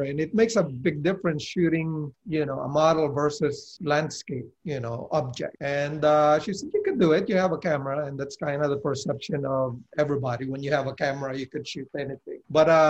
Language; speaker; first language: English; non-native, local second language; Filipino